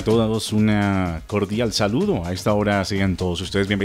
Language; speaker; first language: Spanish; native; Spanish